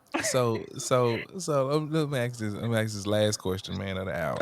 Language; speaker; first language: English; native; English